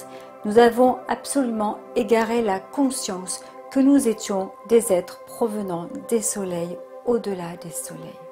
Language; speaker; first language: French; native; French